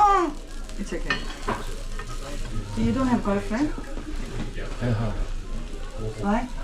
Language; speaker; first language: English; non-native, learner; Korean